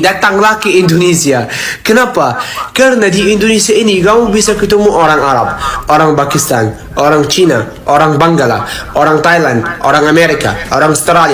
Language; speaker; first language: Indonesian; non-native, fluent; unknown